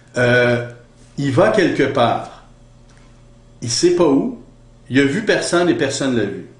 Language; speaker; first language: French; native; French